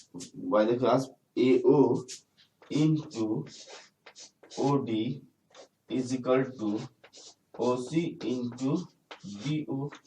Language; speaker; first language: English; non-native, local second language; Hindi